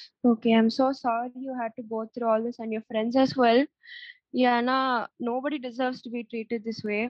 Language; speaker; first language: English; non-native, local second language; Tamil